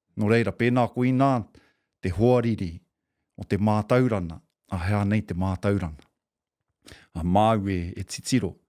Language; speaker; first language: Māori; native; Māori